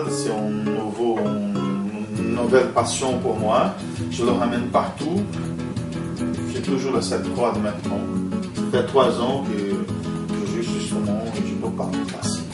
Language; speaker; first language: French; non-native, fluent; Portuguese